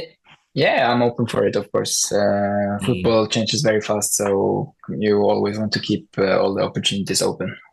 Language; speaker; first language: English; non-native, fluent; Norwegian